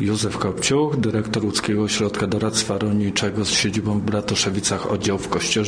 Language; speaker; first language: Polish; native; Polish